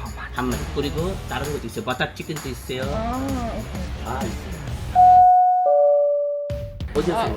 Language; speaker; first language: Korean; non-native, learner; Bangla